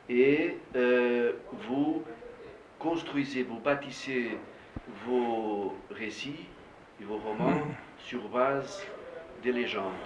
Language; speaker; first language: French; non-native, fluent; Portuguese